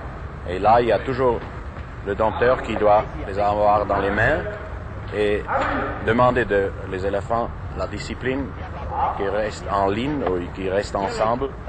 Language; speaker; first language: French; non-native, fluent; German